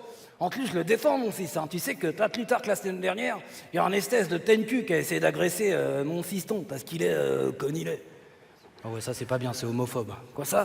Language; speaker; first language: French; native; French